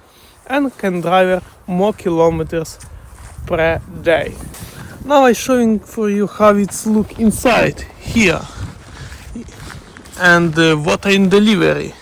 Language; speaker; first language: English; non-native, learner; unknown